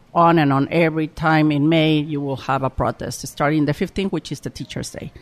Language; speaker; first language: English; non-native, fluent; Spanish